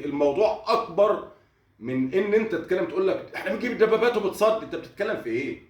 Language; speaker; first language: Arabic; native; Arabic